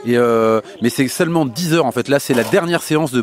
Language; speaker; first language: French; native; French